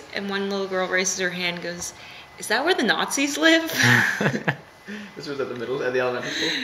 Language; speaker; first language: English; native; English